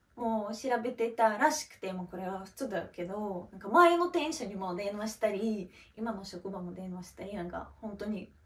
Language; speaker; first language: Japanese; non-native, fluent; Russian